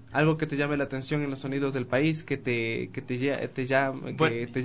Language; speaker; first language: Spanish; native; Spanish